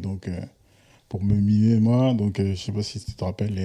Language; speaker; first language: French; native; French